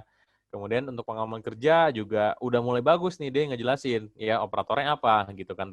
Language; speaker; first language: Indonesian; native; Indonesian